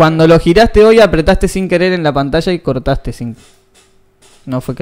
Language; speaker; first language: Spanish; native; Spanish